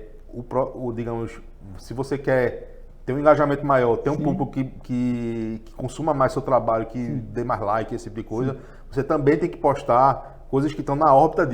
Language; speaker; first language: Portuguese; native; Portuguese